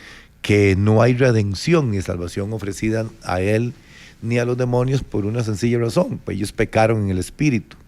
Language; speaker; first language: Spanish; native; Spanish